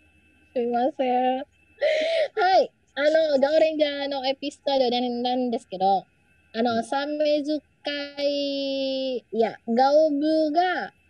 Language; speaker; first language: Japanese; non-native, learner; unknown